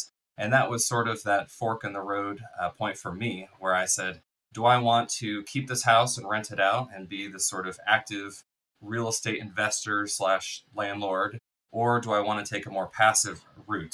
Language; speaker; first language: English; native; English